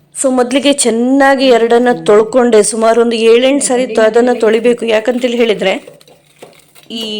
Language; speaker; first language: Kannada; non-native, local second language; Konkani